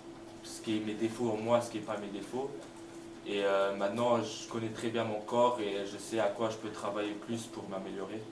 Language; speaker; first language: French; non-native, local second language; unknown